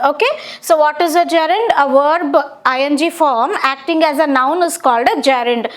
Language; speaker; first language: English; non-native, local second language; Telugu